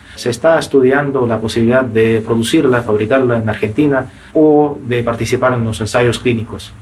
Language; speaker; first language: Spanish; non-native, fluent; Russian